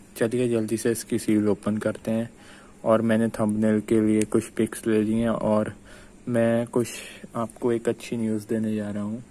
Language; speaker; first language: Hindi; non-native, local second language; Punjabi